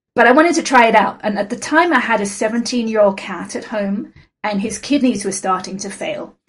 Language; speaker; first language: English; native; English